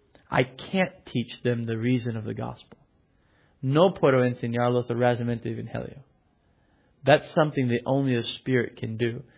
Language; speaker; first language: English; native; English